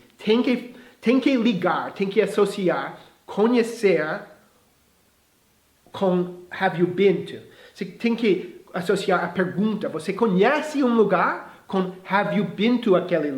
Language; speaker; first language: Portuguese; non-native, fluent; English